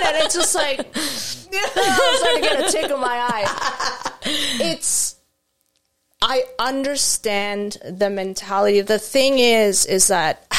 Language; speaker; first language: English; non-native, fluent; Arabic